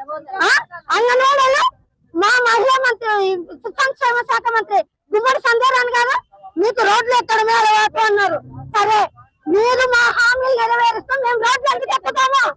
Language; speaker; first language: Telugu; native; Telugu